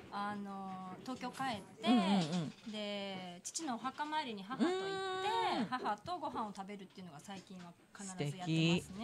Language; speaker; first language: Japanese; native; Japanese